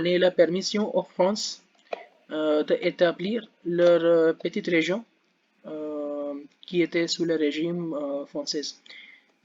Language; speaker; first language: French; non-native, learner; Hindi